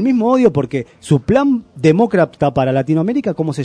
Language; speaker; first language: Spanish; native; Spanish